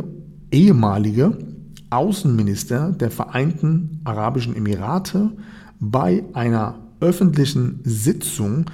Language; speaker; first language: German; native; German